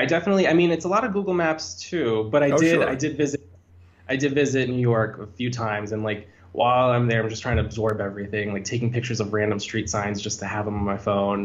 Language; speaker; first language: English; native; English